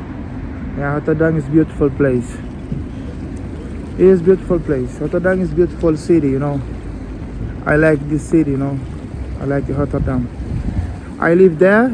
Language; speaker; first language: English; non-native, learner; Portuguese